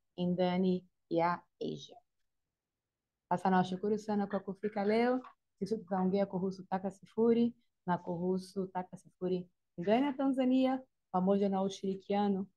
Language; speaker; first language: Swahili; non-native, fluent; Portuguese